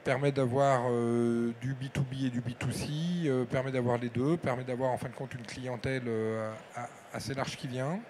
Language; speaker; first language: French; native; French